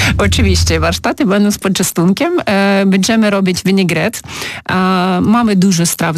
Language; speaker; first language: Polish; non-native, fluent; Ukrainian